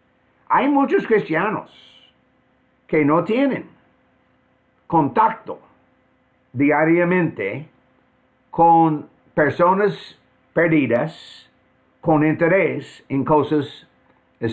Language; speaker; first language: Spanish; non-native, fluent; English